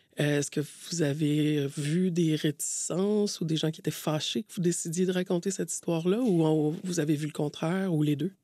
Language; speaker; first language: French; native; French